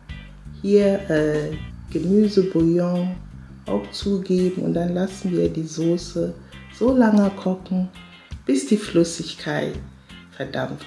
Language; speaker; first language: German; non-native, fluent; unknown